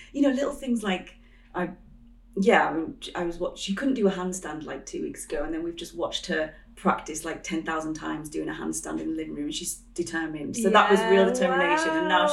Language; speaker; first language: English; native; English